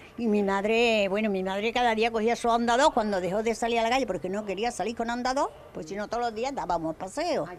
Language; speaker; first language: Spanish; native; Spanish